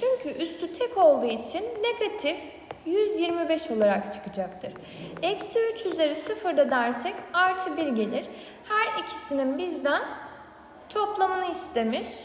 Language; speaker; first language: Turkish; native; Turkish